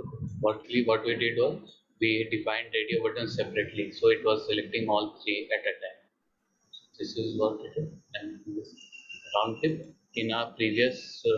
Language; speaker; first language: English; non-native, fluent; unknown